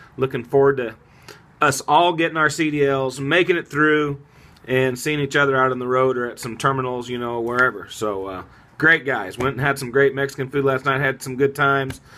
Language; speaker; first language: English; native; English